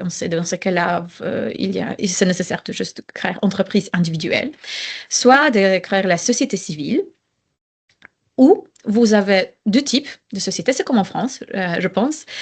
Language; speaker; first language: French; non-native, fluent; Polish